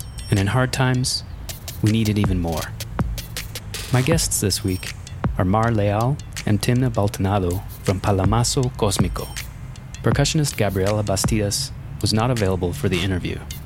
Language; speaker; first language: English; native; English